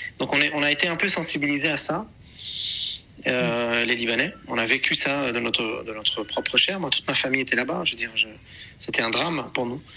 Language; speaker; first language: French; native; French